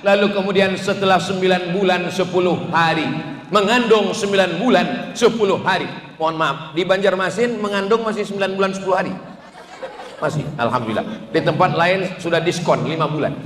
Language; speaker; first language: Indonesian; native; Indonesian